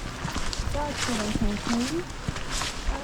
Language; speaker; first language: English; native; English